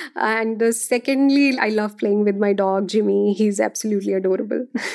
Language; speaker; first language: English; non-native, local second language; Hindi